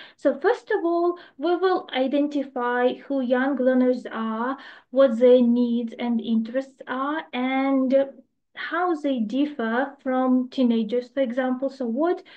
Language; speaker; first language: English; non-native, fluent; Ukrainian